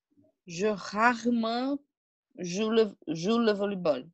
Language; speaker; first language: French; non-native, learner; Portuguese